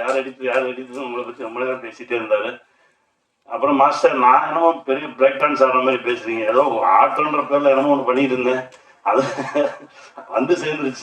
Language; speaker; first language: Tamil; native; Tamil